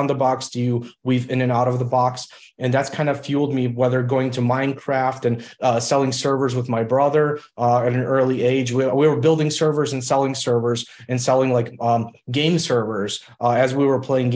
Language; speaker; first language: English; early bilingual, other home language; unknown